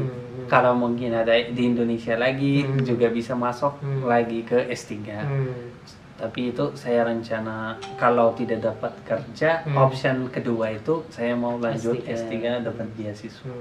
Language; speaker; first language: Indonesian; non-native, learner; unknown